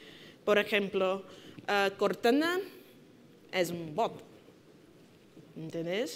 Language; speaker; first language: Spanish; non-native, fluent; Portuguese